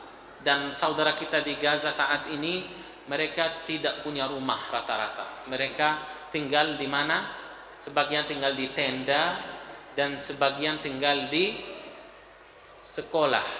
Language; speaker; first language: Indonesian; non-native, fluent; Arabic